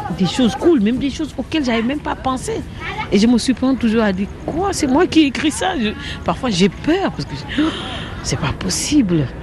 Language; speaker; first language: French; non-native, local second language; Wolof